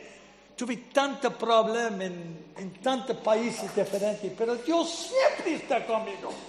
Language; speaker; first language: Spanish; non-native, fluent; English